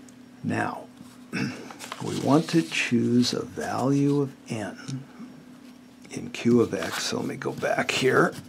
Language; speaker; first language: English; native; English